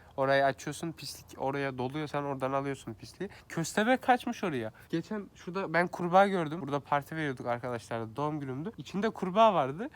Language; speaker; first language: Turkish; native; Turkish